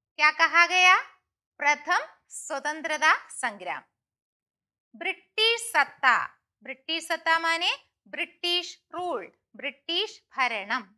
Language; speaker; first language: Hindi; non-native, local second language; Malayalam